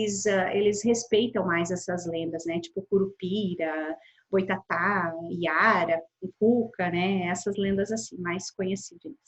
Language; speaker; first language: Portuguese; native; Portuguese